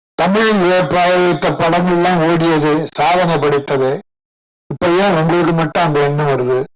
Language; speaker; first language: Tamil; native; Tamil